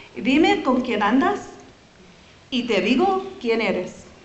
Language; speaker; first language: Spanish; early bilingual, heritage; Spanish